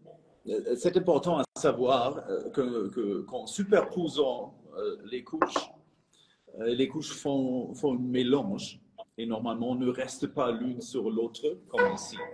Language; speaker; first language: French; non-native, fluent; German